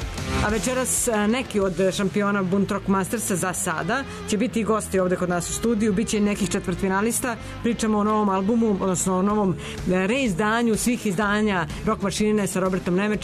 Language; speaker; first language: Serbian; native; Serbian